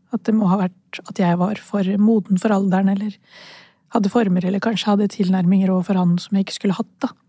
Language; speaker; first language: Norwegian; early bilingual, other home language; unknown